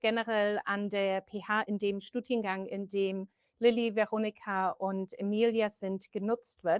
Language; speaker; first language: German; native; German